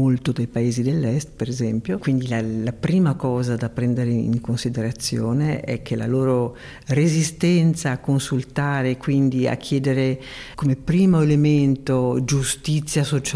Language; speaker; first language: Italian; native; Italian